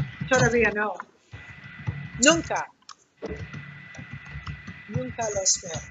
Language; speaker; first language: Spanish; non-native, learner; English